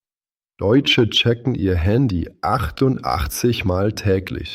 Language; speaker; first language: German; native; German